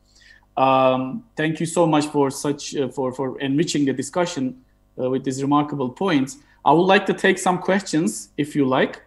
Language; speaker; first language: English; non-native, fluent; Turkish